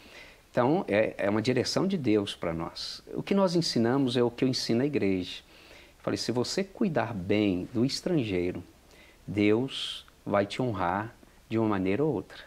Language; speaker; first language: Portuguese; native; Portuguese